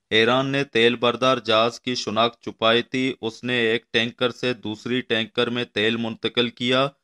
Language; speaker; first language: Urdu; non-native, local second language; Baluchi